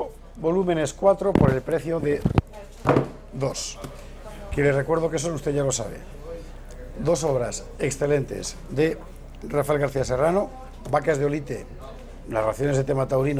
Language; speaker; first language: Spanish; native; Spanish